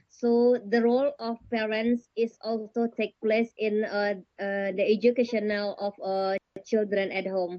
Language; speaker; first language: English; non-native, learner; Indonesian